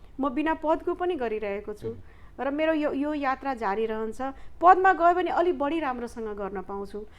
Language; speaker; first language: Nepali; non-native, local second language; Maithili